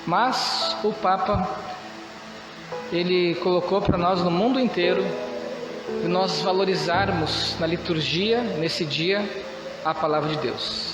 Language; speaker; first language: Portuguese; native; Portuguese